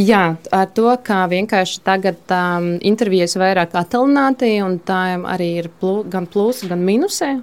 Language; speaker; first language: Latvian; non-native, local second language; Russian